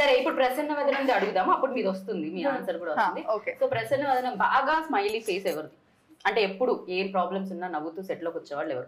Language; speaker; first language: Telugu; native; Telugu